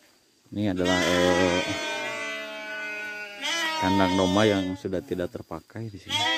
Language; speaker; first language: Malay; non-native, local second language; Sundanese